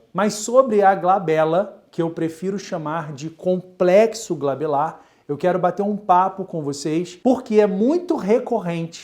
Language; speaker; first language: Portuguese; native; Portuguese